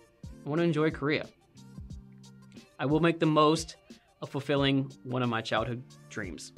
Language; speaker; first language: English; native; English